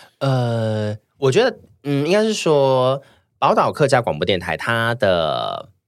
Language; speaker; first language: Chinese; native; Chinese